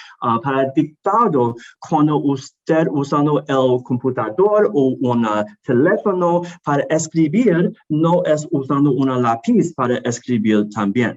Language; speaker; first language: Spanish; non-native, learner; English